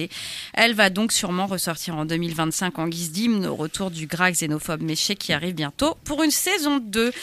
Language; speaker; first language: French; native; French